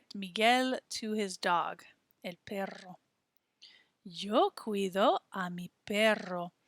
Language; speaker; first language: Spanish; non-native, fluent; English